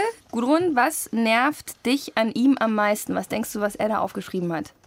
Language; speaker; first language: German; native; German